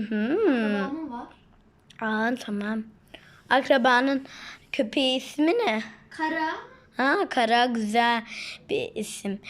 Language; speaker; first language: Turkish; non-native, learner; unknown